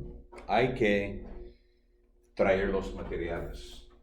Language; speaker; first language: Spanish; non-native, fluent; English